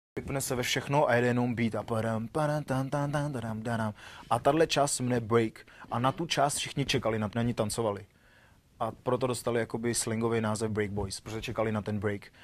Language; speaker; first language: Czech; early bilingual, other home language; Armenian